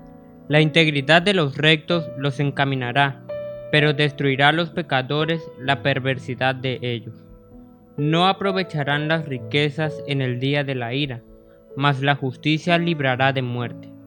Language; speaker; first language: Spanish; native; Spanish